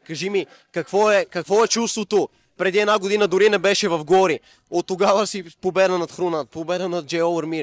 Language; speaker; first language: Bulgarian; native; Bulgarian